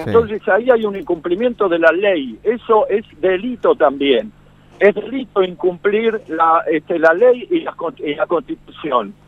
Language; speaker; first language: Spanish; native; Spanish